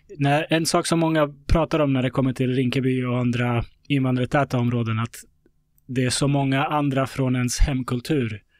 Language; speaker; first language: Swedish; early bilingual, other home language; Bosnian